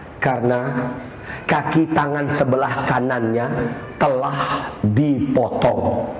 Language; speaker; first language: Indonesian; non-native, local second language; Minangkabau